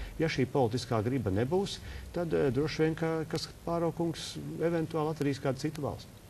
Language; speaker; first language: Latvian; native; Latvian